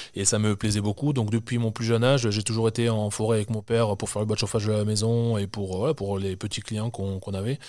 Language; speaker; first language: French; native; French